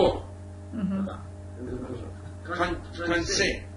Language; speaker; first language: Russian; non-native, learner; English